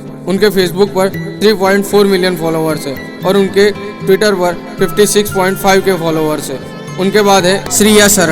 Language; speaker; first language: Hindi; native; Hindi